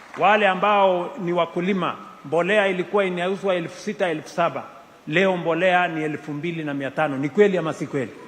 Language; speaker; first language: Swahili; non-native, local second language; Kalenjin